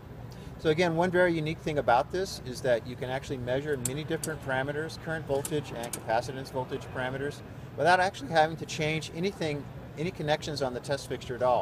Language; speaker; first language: English; native; English